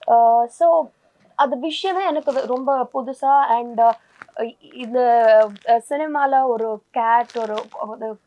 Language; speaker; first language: Tamil; non-native, learner; Telugu